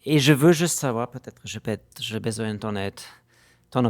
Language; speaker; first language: French; non-native, fluent; German